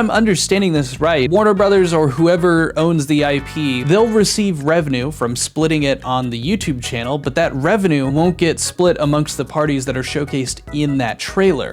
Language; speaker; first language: English; native; English